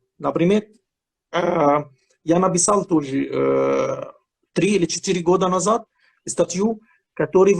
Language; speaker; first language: Russian; non-native, fluent; Arabic